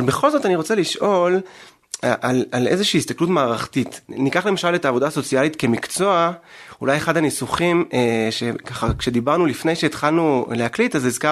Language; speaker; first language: Hebrew; native; Hebrew